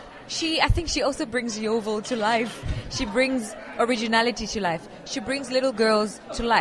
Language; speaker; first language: English; non-native, local second language; Venda